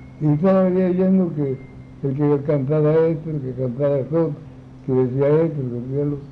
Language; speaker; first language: Spanish; native; Spanish